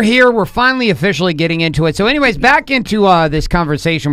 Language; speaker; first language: English; native; English